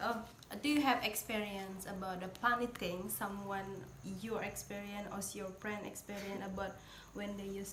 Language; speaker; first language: English; non-native, learner; Indonesian